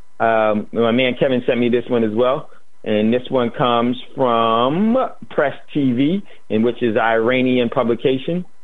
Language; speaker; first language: English; native; English